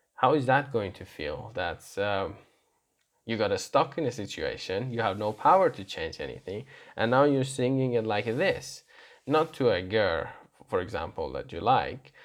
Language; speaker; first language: English; non-native, fluent; Persian